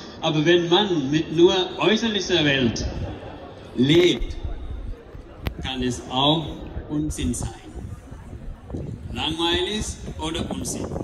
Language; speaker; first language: German; non-native, learner; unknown